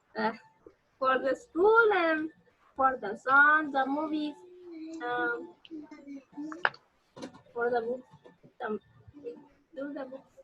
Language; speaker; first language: English; non-native, learner; Spanish